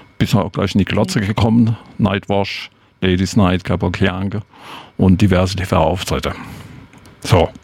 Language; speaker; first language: German; native; German